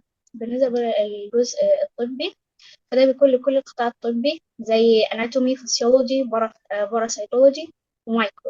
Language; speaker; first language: Arabic; native; Arabic